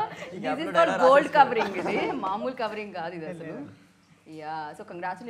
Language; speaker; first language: Telugu; native; Telugu